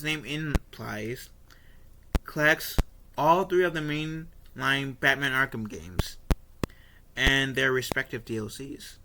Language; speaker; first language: English; native; English